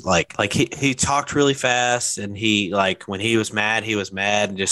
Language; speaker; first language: English; native; English